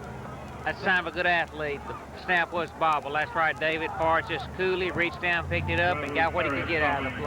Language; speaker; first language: English; native; English